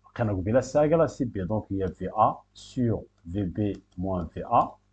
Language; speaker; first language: French; non-native, local second language; Arabic